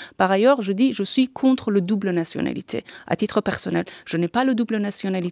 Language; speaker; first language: French; non-native, fluent; Persian